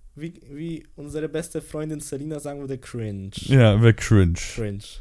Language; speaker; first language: German; early bilingual, other home language; Polish